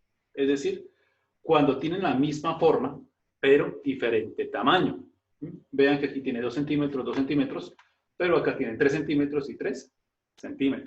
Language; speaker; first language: Spanish; native; Spanish